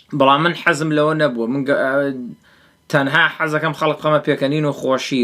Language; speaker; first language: Central Kurdish; early bilingual, heritage; Central Kurdish